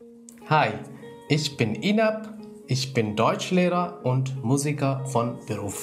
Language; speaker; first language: German; non-native, fluent; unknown